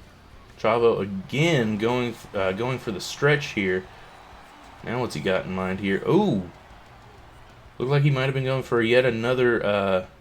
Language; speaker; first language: English; native; English